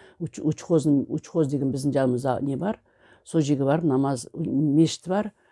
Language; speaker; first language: Kazakh; native; Kazakh